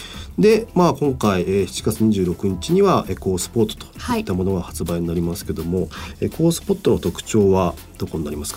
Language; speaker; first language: Japanese; native; Japanese